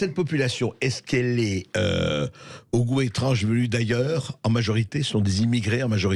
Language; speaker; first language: French; native; French